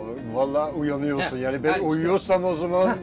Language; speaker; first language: Turkish; non-native, fluent; Dutch